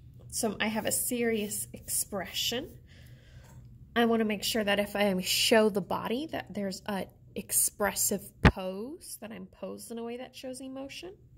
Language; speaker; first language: English; native; English